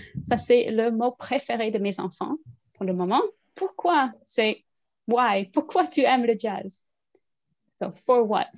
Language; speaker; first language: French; non-native, fluent; English